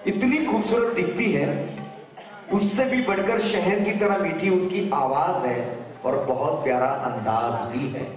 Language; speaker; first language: Hindi; non-native, local second language; Kachhi